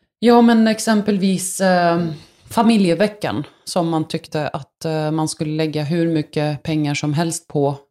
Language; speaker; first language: Swedish; early bilingual, other home language; Arabic